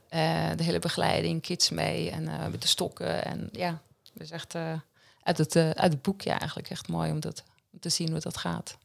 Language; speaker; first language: Dutch; non-native, fluent; Swiss German